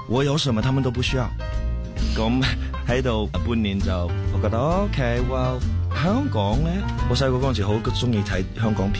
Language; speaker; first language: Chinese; early bilingual, heritage; Cantonese